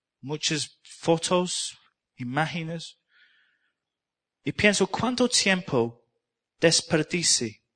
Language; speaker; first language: Spanish; non-native, learner; English